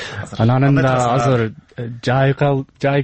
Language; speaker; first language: Kyrgyz; non-native, learner; English